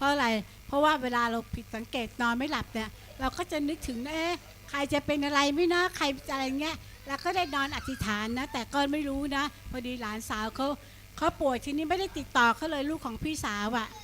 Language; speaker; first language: Thai; native; Thai